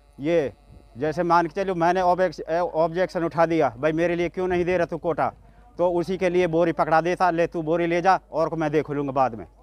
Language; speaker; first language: Hindi; native; Hindi